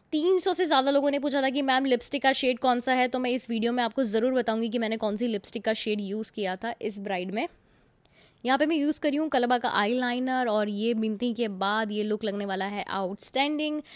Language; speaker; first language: Hindi; non-native, local second language; Gujarati